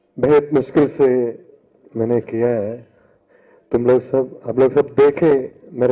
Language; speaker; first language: Hindi; non-native, local second language; Telugu